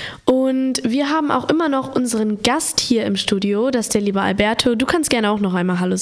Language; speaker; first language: German; native; German